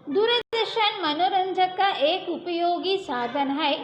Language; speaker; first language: Hindi; non-native, local second language; Kannada